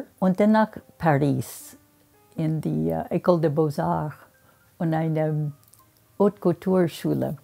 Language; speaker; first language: German; non-native, fluent; English